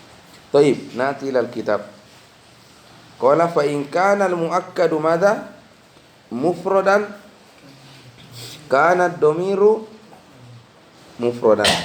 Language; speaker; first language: Arabic; non-native, fluent; Indonesian